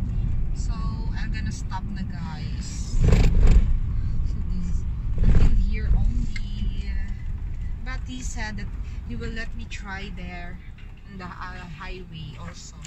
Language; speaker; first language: English; non-native, local second language; Filipino